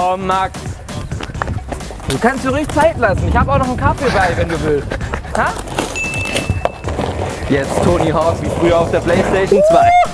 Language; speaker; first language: German; native; German